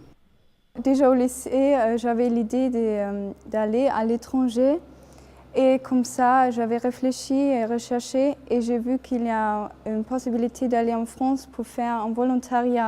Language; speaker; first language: French; non-native, fluent; German